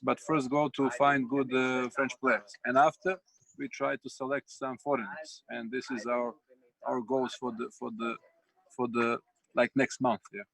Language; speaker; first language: English; non-native, learner; Serbian